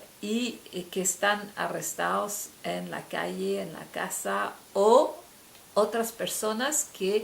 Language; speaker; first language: Spanish; non-native, fluent; French